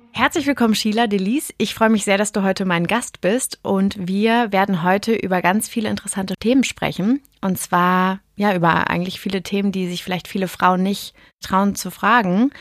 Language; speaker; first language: German; native; German